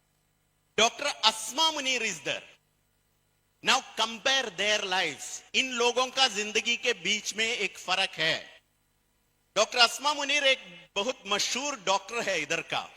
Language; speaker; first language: Hindi; non-native, fluent; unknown